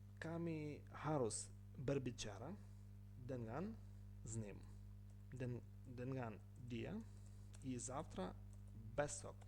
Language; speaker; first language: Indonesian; non-native, learner; Ukrainian